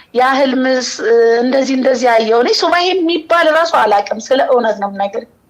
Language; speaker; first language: Amharic; native; Amharic